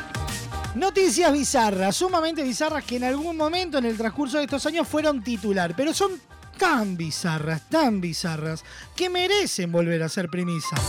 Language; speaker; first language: Spanish; native; Spanish